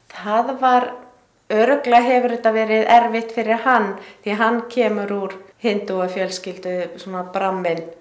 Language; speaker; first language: Icelandic; native; Icelandic